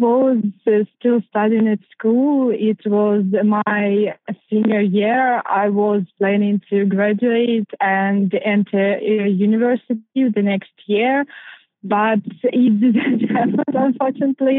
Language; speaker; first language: English; non-native, fluent; Ukrainian